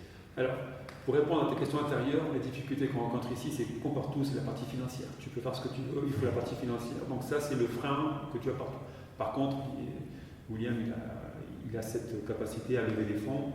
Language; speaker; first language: French; native; French